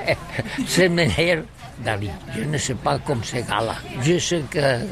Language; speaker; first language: French; non-native, learner; Catalan